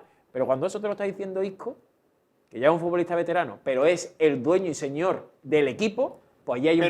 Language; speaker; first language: Spanish; native; Spanish